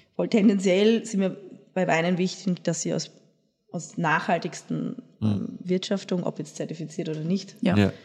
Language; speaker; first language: German; native; German